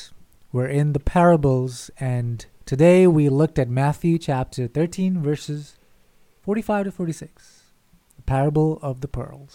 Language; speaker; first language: English; non-native, local second language; Malayalam